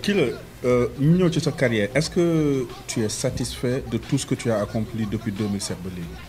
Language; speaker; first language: French; non-native, local second language; Wolof